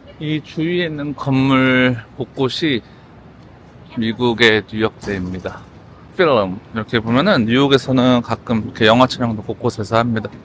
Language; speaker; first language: Korean; native; Korean